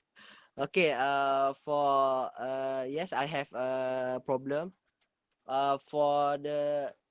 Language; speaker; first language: English; non-native, local second language; Malay